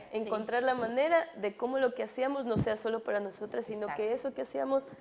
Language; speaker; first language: Spanish; native; Spanish